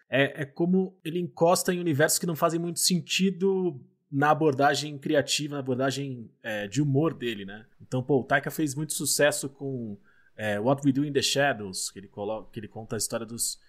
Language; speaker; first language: Portuguese; native; Portuguese